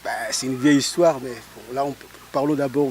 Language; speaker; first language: French; non-native, local second language; Lingala